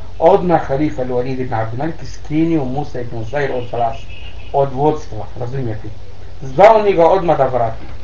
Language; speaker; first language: Bosnian; non-native, learner; Arabic